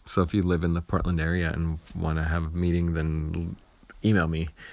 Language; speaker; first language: English; native; English